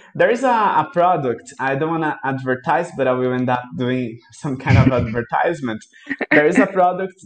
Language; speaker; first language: English; non-native, fluent; Portuguese